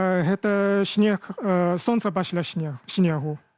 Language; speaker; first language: Belarusian; non-native, fluent; Chinese